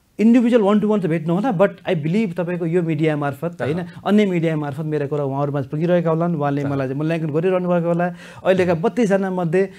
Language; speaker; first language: Nepali; native; Nepali